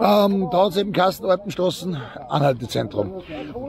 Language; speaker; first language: German; native; German